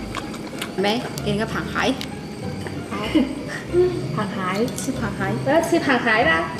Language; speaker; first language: Chinese; non-native, local second language; Cantonese